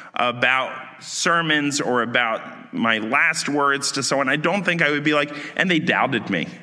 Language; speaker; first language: English; native; English